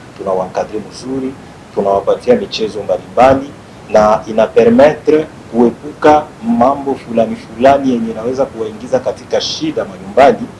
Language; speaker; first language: Swahili; native; Swahili